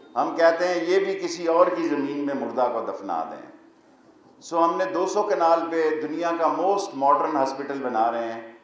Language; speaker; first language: Urdu; non-native, local second language; Punjabi